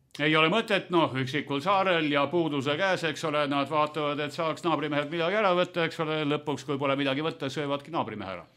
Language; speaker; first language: Estonian; native; Estonian